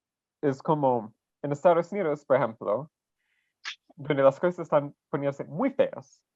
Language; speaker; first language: Spanish; non-native, fluent; English